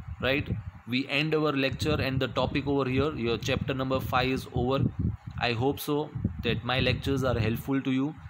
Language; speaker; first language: English; non-native, local second language; Gujarati